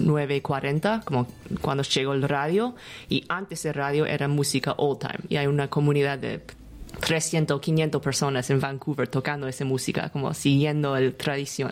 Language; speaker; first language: Spanish; non-native, learner; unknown